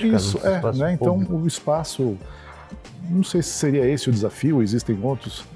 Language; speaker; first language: Portuguese; native; Portuguese